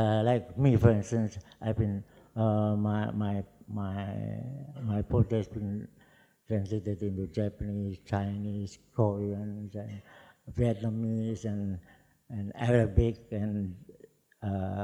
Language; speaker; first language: English; non-native, fluent; Javanese